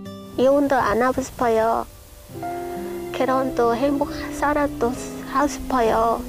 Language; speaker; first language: Korean; non-native, learner; Khmer